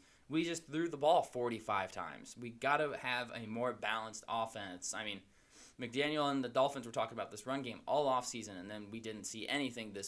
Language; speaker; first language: English; native; English